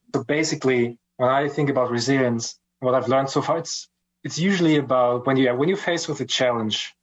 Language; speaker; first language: English; non-native, fluent; German